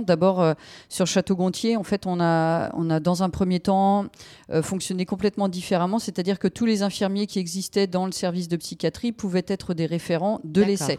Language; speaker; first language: French; native; French